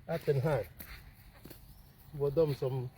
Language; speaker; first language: Swedish; non-native, fluent; Igbo